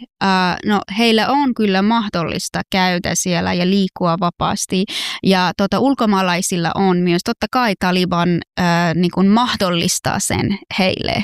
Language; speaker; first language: Finnish; non-native, fluent; Persian